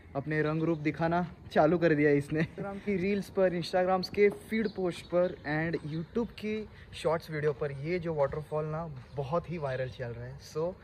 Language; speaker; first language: Hindi; non-native, local second language; Marathi